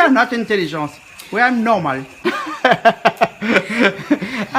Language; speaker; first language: English; non-native, learner; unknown